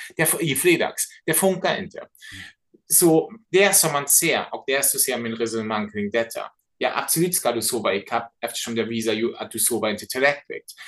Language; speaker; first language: Swedish; non-native, fluent; German